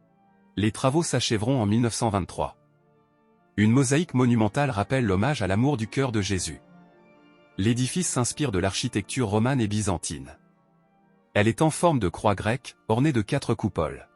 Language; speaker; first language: French; native; French